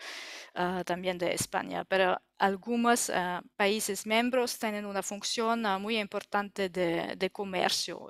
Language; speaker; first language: Spanish; non-native, learner; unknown